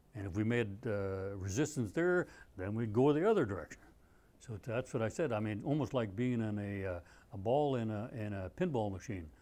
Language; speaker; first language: English; native; English